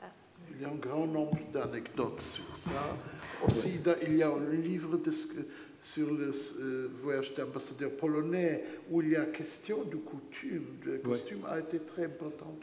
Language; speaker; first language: French; non-native, fluent; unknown